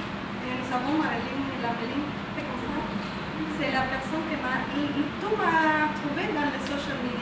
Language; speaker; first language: French; non-native, fluent; Spanish